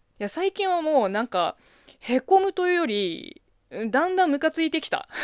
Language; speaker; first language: Japanese; non-native, fluent; Chinese